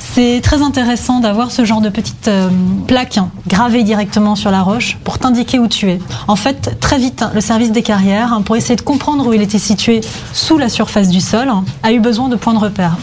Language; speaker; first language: French; native; French